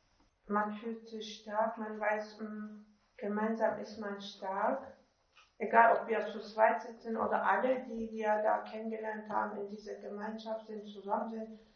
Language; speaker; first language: German; non-native, fluent; Turkish